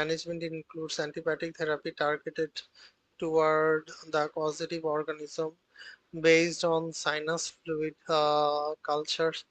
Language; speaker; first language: English; non-native, fluent; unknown